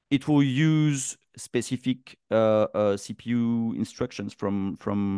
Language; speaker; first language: English; non-native, fluent; French